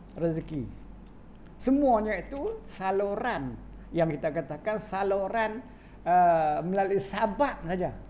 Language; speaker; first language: Malay; native; Malay